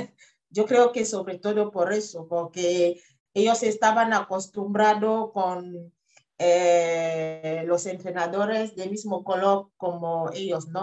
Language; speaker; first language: Spanish; non-native, fluent; French